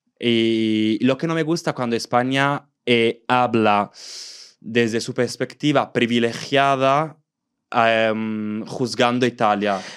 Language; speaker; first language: Spanish; non-native, fluent; Italian